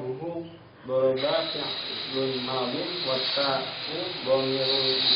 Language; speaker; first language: Arabic; non-native, learner; Indonesian